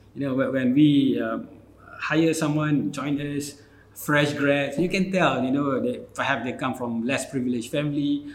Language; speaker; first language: English; non-native, local second language; Malay